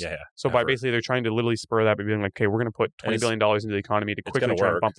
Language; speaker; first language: English; native; English